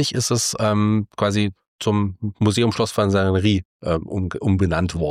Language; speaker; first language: German; native; German